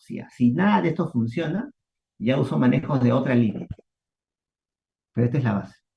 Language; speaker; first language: Spanish; native; Spanish